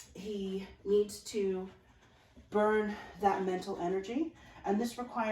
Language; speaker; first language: English; native; English